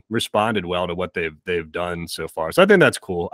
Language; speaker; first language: English; native; English